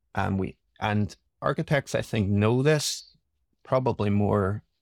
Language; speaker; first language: English; native; English